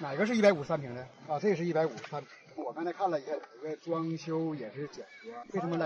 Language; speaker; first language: Chinese; native; Chinese